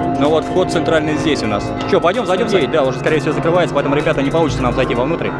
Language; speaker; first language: Russian; native; Russian